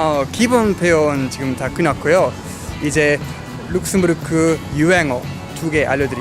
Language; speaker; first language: Korean; non-native, fluent; Luxembourgish